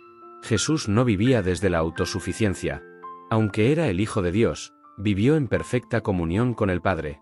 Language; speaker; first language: Spanish; native; Spanish